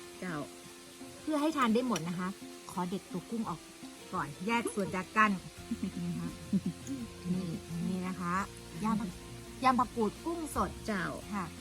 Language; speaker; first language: Thai; native; Thai